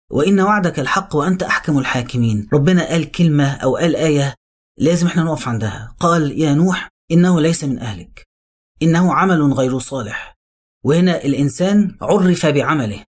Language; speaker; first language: Arabic; native; Arabic